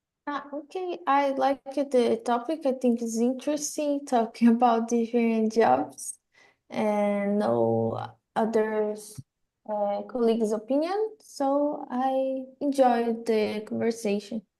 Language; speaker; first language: English; non-native, fluent; Portuguese